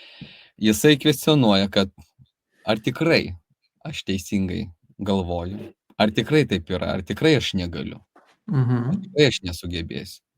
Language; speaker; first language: Lithuanian; native; Lithuanian